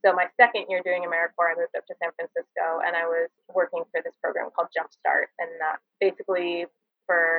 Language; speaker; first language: English; native; English